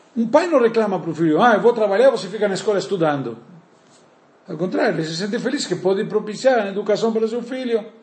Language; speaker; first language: Portuguese; native; Portuguese